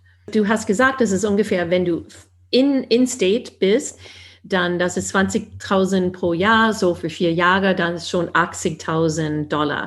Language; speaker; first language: German; non-native, fluent; English